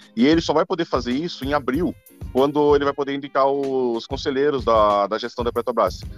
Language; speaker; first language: Portuguese; native; Portuguese